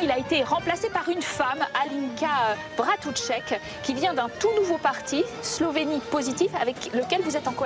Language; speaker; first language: French; native; French